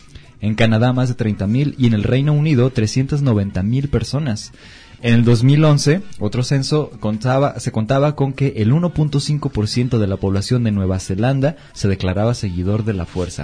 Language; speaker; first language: Spanish; native; Spanish